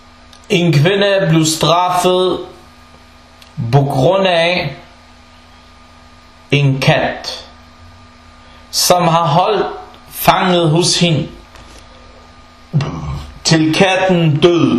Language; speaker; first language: Danish; non-native, local second language; Arabic